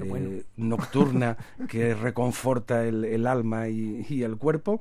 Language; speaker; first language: Spanish; native; Spanish